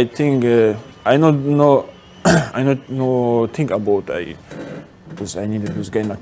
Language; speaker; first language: English; non-native, learner; Russian